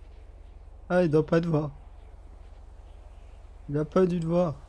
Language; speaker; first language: French; native; French